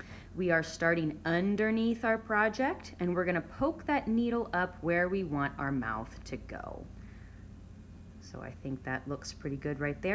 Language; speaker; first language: English; native; English